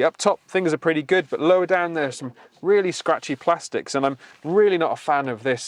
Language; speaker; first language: English; native; English